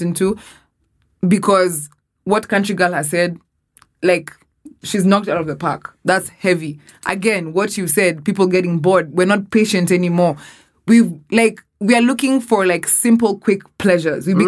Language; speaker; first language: English; non-native, local second language; Swahili